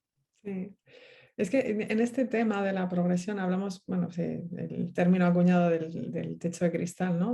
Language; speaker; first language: Spanish; native; Spanish